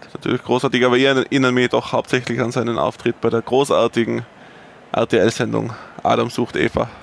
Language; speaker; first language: German; native; German